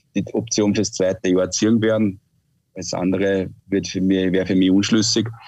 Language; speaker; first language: German; native; German